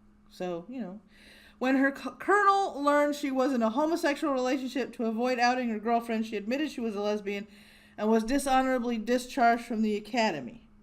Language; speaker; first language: English; native; English